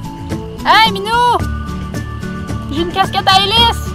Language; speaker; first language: French; native; French